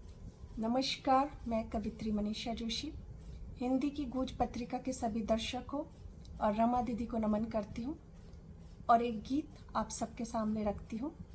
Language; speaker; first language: Hindi; native; Hindi